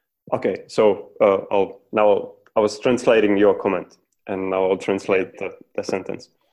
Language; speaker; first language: English; non-native, fluent; Czech